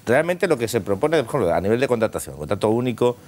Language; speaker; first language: Spanish; non-native, local second language; Catalan